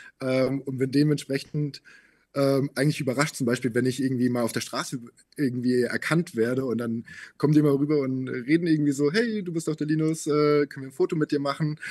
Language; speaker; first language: German; native; German